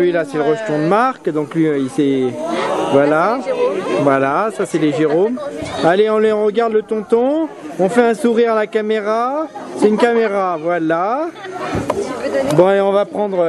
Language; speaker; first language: French; native; French